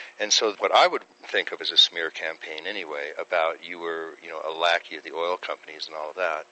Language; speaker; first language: English; native; English